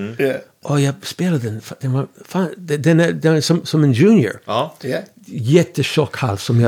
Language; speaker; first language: Swedish; non-native, fluent; English